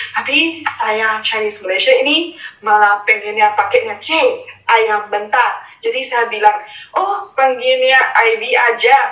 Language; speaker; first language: Indonesian; non-native, fluent; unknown